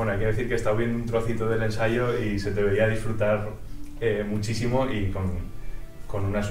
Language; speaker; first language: Spanish; native; Spanish